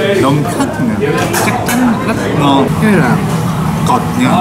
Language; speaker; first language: Vietnamese; non-native, learner; Japanese